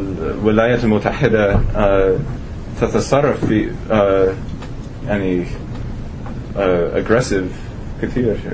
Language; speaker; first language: Arabic; non-native, learner; English